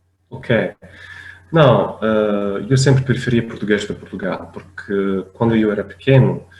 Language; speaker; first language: Portuguese; non-native, fluent; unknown